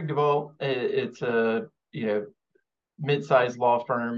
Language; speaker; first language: English; native; English